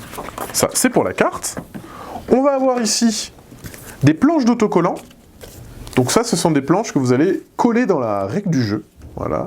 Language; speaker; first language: French; native; French